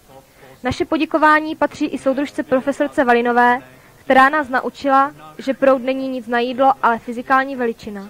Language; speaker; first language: Czech; native; Czech